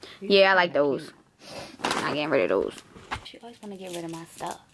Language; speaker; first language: English; native; English